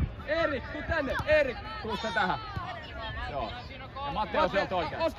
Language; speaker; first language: Finnish; native; Finnish